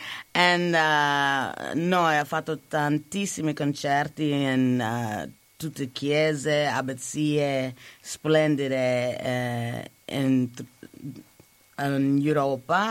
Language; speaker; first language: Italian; non-native, learner; English